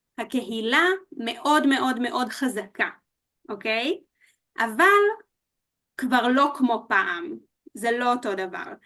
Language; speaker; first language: Hebrew; native; Hebrew